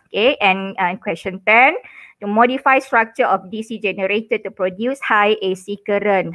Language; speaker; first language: English; non-native, local second language; Malay